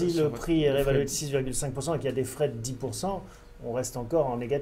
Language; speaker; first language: French; native; French